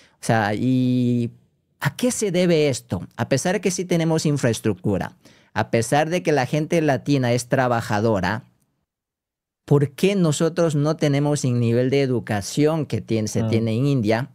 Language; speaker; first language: Spanish; non-native, fluent; Korean